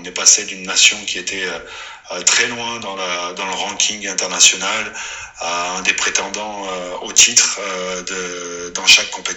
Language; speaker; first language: French; native; French